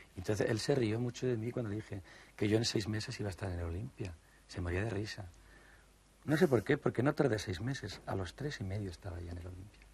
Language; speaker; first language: Spanish; native; Spanish